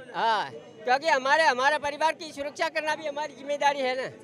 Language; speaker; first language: Hindi; non-native, local second language; Gujarati